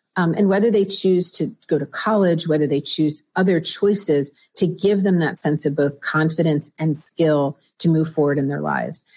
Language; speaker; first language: English; native; English